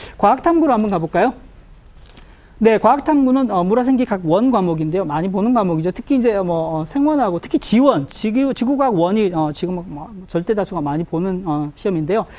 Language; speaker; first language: Korean; native; Korean